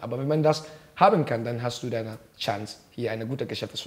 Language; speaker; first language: German; non-native, learner; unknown